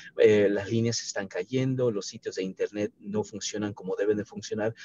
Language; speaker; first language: Spanish; native; Spanish